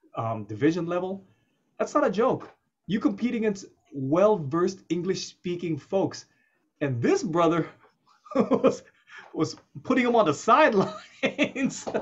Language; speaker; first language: English; native; English